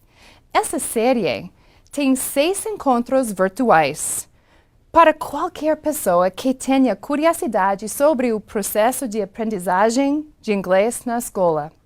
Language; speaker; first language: Portuguese; non-native, fluent; English